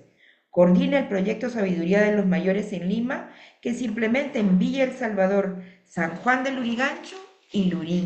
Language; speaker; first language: Spanish; native; Spanish